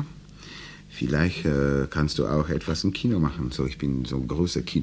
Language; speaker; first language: German; non-native, learner; English